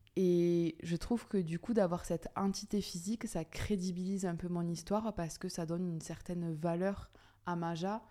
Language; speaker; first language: French; native; French